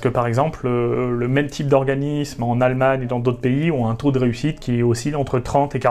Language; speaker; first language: French; native; French